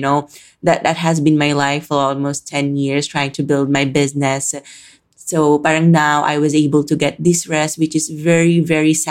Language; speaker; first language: English; non-native, local second language; Filipino